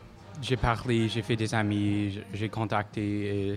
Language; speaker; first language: French; non-native, fluent; English